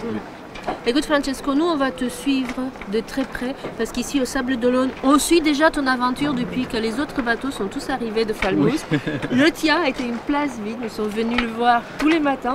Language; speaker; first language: French; native; French